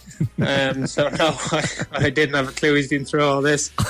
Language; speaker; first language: English; native; English